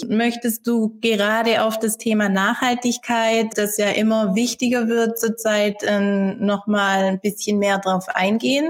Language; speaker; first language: German; native; German